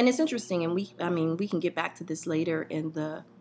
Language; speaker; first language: English; native; English